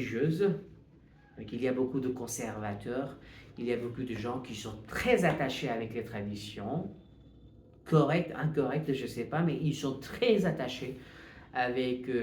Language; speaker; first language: French; non-native, fluent; Hindi